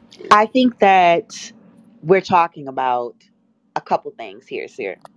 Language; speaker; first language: English; native; English